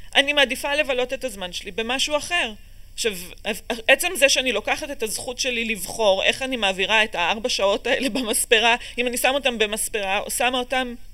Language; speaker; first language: Hebrew; native; Hebrew